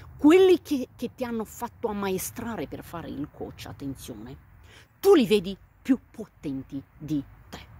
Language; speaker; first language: Italian; non-native, fluent; Romanian